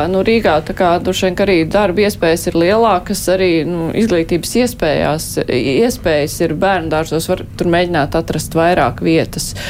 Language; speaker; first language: Latvian; native; Latvian